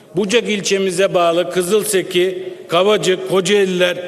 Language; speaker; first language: Turkish; native; Turkish